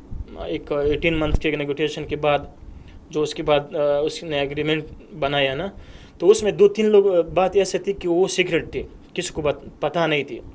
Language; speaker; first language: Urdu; non-native, fluent; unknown